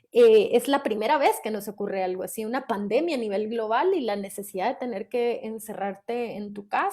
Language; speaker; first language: Spanish; native; Spanish